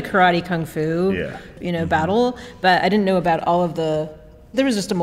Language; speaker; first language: English; native; English